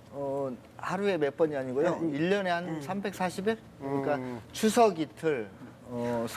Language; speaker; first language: Korean; native; Korean